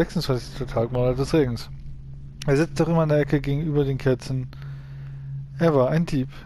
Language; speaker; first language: German; native; German